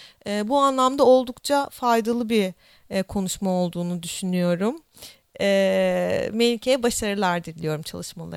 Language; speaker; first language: Turkish; native; Turkish